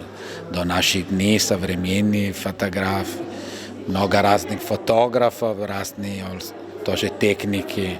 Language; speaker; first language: Russian; non-native, fluent; Italian